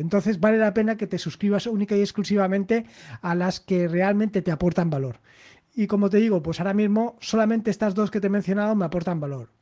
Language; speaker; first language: Spanish; native; Spanish